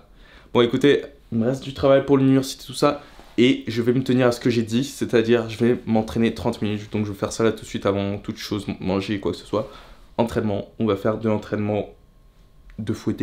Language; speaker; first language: French; native; French